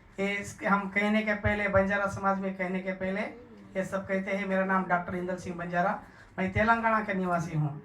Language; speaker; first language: Hindi; non-native, local second language; Lambadi